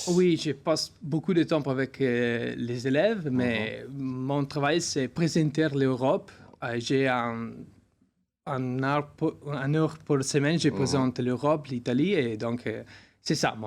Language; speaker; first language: French; non-native, learner; Italian